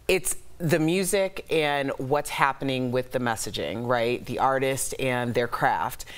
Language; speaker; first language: English; native; English